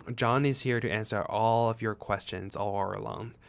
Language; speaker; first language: English; non-native, fluent; Chinese